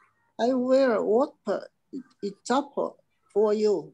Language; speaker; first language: English; non-native, learner; Chinese